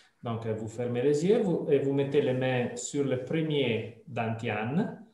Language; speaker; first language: French; non-native, fluent; Italian